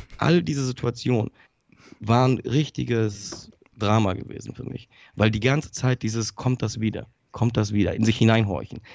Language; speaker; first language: German; early bilingual, other home language; Polish